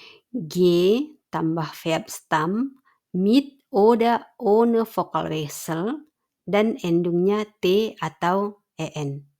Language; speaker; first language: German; non-native, fluent; Indonesian